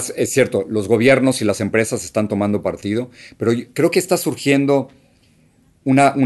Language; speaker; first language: Spanish; native; Spanish